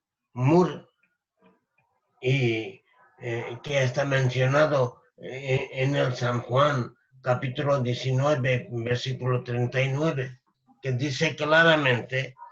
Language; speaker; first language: Spanish; non-native, learner; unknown